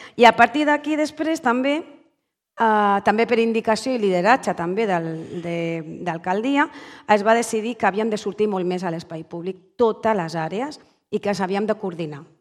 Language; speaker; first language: Catalan; non-native, local second language; Spanish